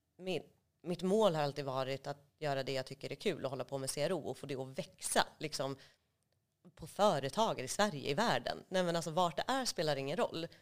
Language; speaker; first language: Swedish; native; Swedish